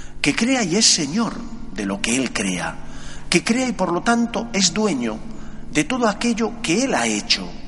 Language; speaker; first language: Spanish; native; Spanish